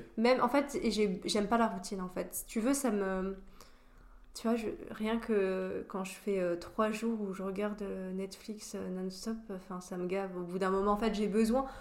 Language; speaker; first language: French; native; French